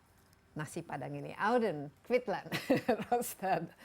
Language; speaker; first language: Indonesian; native; Indonesian